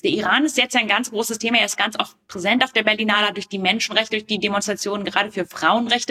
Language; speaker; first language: German; native; German